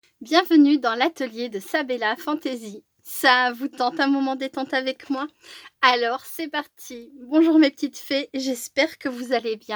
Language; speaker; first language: French; native; French